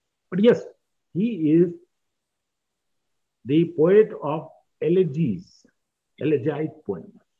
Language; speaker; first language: English; non-native, local second language; Urdu